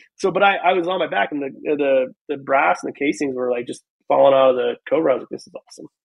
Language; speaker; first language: English; native; English